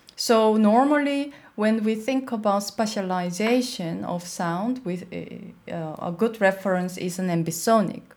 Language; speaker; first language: English; non-native, fluent; Korean